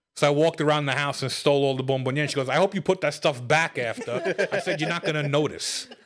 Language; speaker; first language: English; native; English